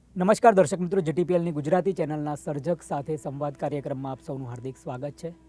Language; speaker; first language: Gujarati; native; Gujarati